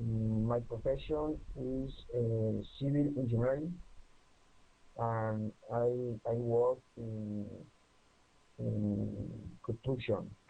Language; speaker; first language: English; non-native, learner; Spanish